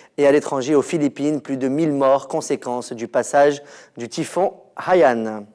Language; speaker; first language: French; non-native, local second language; Arabic